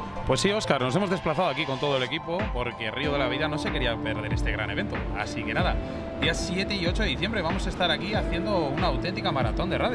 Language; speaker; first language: Spanish; native; Spanish